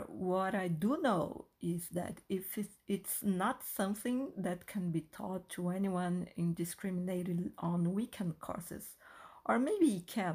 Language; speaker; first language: English; non-native, fluent; Portuguese